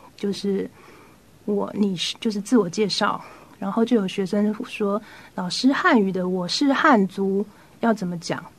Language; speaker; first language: Chinese; native; Chinese